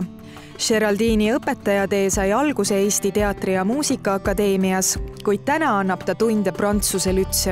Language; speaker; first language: Estonian; native; Estonian